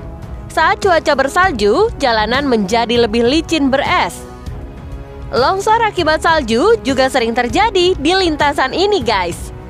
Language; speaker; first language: Indonesian; native; Indonesian